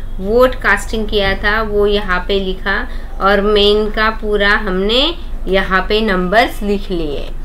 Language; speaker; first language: Hindi; non-native, local second language; Marathi